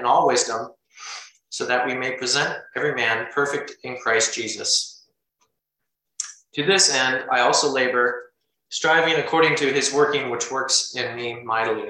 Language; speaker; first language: English; native; English